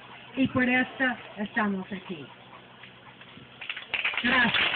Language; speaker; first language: Spanish; non-native, learner; English